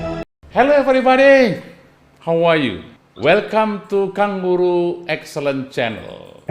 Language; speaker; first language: English; non-native, local second language; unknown